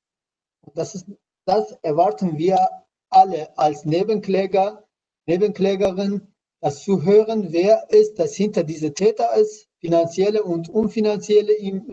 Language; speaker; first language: German; non-native, learner; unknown